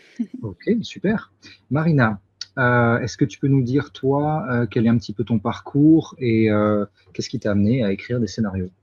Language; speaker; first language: French; native; French